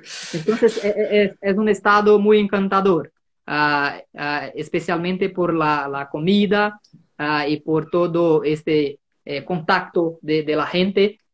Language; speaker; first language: Spanish; non-native, fluent; Portuguese